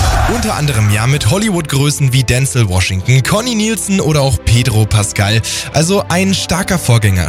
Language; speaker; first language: German; native; German